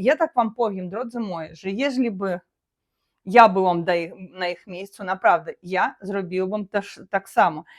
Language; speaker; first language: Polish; non-native, learner; Russian